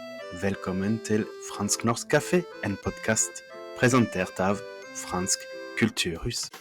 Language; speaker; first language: Norwegian; non-native, fluent; French